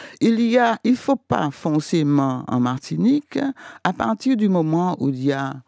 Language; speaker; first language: French; native; French